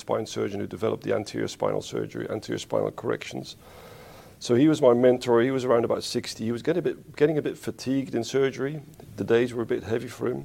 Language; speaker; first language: English; native; English